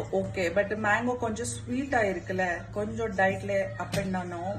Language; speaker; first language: Tamil; non-native, local second language; Urdu